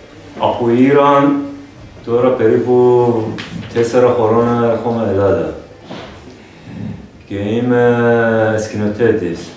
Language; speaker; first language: Greek; non-native, learner; Persian